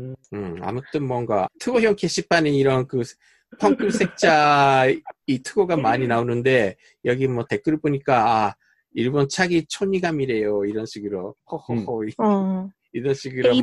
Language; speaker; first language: Korean; non-native, fluent; Japanese